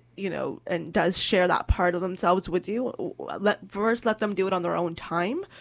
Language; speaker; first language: English; native; English